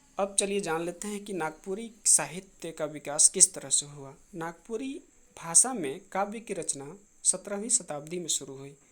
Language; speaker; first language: Hindi; native; Hindi